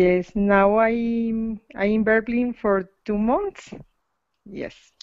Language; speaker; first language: English; non-native, learner; Spanish